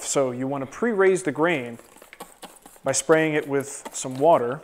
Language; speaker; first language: English; native; English